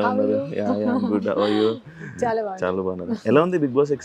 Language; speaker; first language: Telugu; native; Telugu